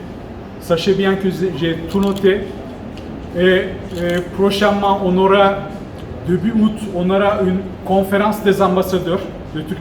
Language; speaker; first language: French; non-native, fluent; Turkish